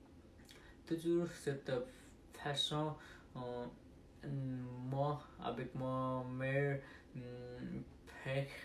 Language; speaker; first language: French; non-native, learner; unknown